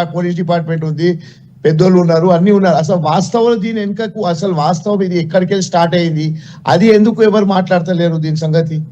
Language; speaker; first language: Telugu; non-native, local second language; Gujarati